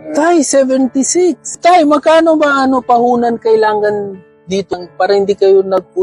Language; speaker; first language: Filipino; non-native, local second language; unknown